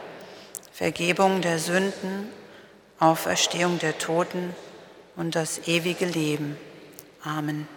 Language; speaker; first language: German; native; German